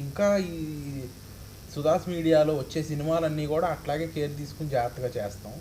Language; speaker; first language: Telugu; native; Telugu